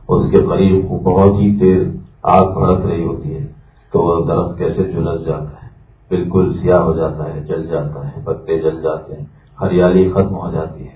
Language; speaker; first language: Urdu; native; Urdu